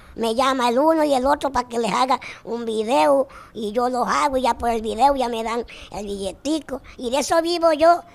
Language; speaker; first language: Spanish; native; Spanish